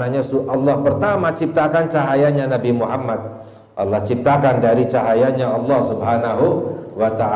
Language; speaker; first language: Indonesian; native; Indonesian